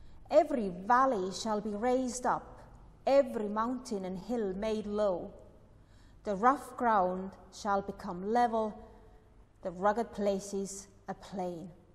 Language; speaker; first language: English; non-native, fluent; Estonian